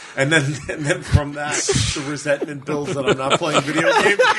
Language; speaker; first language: English; native; English